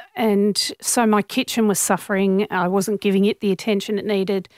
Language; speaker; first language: English; native; English